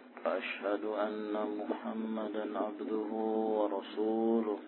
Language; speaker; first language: Arabic; non-native, fluent; Indonesian